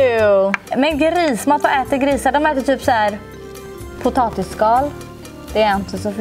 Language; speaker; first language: Swedish; native; Swedish